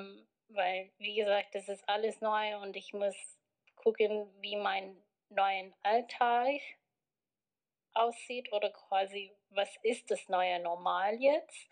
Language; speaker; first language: German; non-native, fluent; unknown